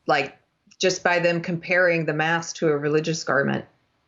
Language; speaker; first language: English; native; English